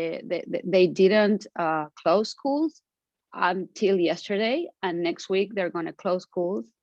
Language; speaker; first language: English; non-native, fluent; Spanish